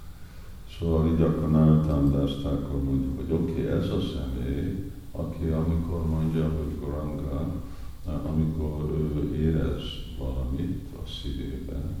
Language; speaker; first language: Hungarian; native; Hungarian